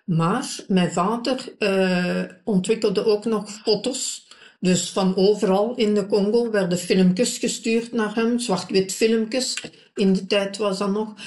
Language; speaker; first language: Dutch; native; Dutch